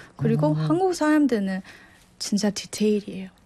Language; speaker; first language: Korean; non-native, learner; Burmese